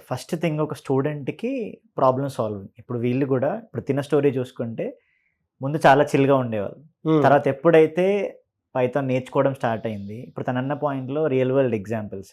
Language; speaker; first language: Telugu; native; Telugu